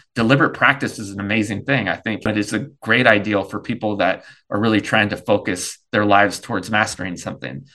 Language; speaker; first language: English; native; English